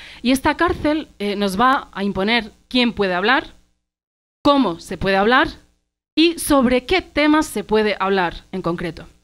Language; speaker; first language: Spanish; early bilingual, other home language; Arabic